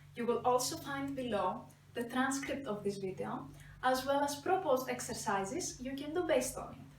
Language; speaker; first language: English; non-native, fluent; Greek